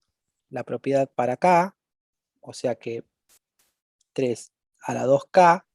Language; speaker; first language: Spanish; native; Spanish